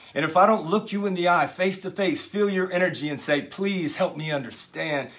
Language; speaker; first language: English; native; English